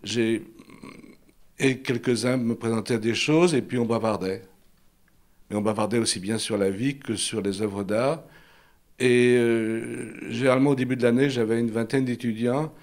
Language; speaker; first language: French; native; French